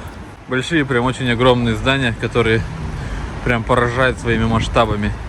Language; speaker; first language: Russian; native; Russian